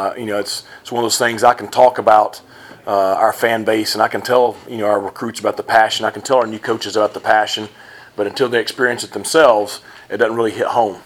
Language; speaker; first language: English; native; English